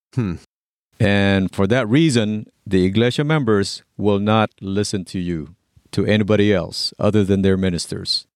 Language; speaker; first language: English; non-native, local second language; Pampanga